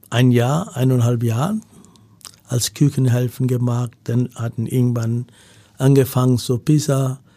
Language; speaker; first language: German; non-native, learner; Punjabi